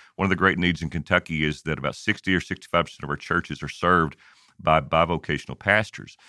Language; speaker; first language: English; native; English